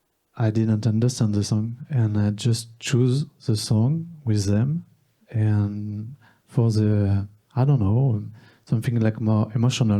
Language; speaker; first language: English; non-native, learner; French